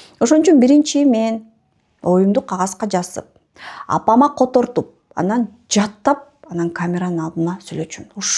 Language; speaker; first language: Kyrgyz; non-native, local second language; Russian